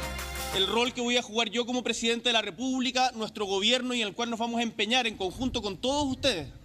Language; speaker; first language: Spanish; native; Spanish